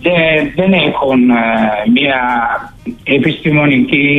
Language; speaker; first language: Greek; early bilingual, heritage; Greek